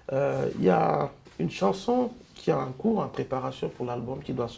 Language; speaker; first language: French; non-native, local second language; Lingala